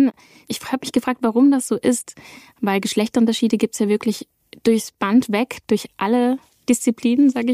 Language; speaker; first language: German; native; German